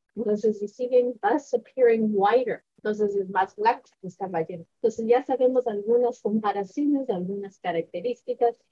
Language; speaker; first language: Spanish; early bilingual, heritage; Spanish